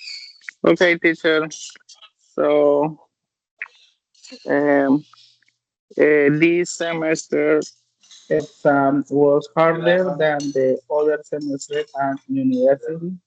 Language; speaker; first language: English; non-native, learner; Spanish